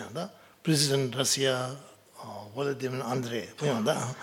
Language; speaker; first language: Russian; non-native, learner; Tibetan